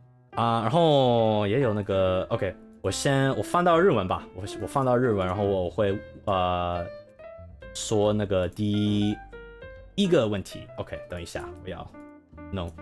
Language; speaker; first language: Chinese; non-native, learner; English